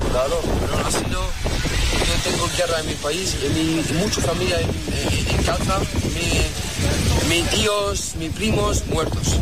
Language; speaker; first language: Spanish; non-native, learner; Arabic